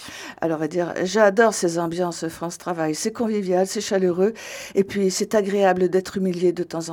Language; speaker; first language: French; native; French